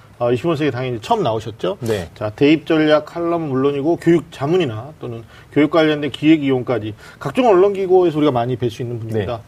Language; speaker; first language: Korean; native; Korean